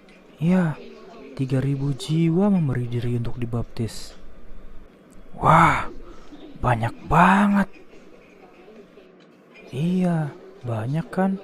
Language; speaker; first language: Indonesian; native; Indonesian